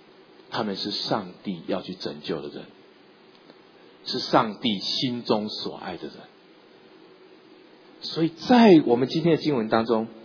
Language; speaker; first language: Chinese; native; Chinese